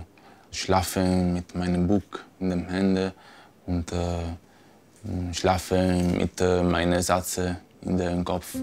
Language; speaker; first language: German; non-native, learner; Italian